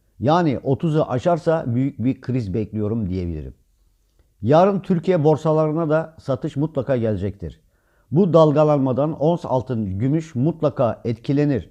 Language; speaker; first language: Turkish; native; Turkish